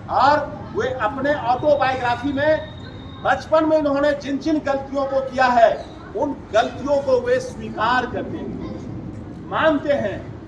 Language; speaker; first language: Hindi; native; Hindi